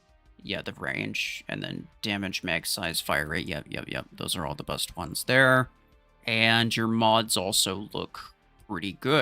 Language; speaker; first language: English; native; English